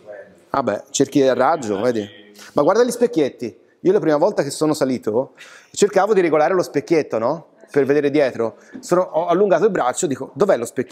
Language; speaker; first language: Italian; native; Italian